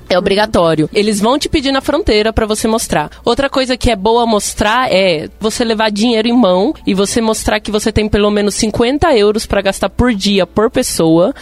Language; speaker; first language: Portuguese; early bilingual, other home language; Spanish